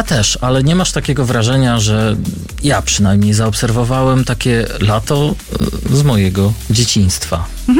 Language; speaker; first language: Polish; native; Polish